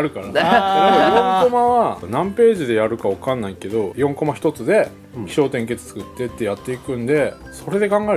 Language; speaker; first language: Japanese; native; Japanese